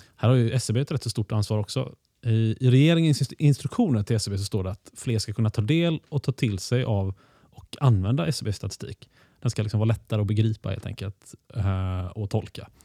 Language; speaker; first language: Swedish; native; Swedish